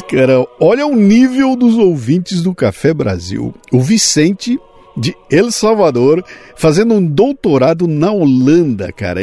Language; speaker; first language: Portuguese; native; Portuguese